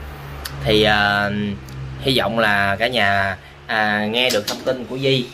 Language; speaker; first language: Vietnamese; native; Vietnamese